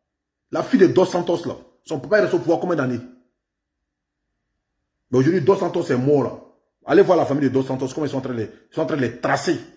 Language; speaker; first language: French; native; French